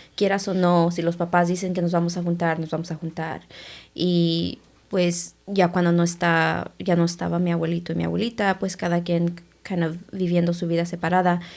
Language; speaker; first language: Spanish; early bilingual, heritage; Spanish